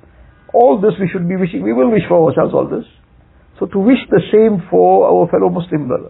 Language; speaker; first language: English; native; English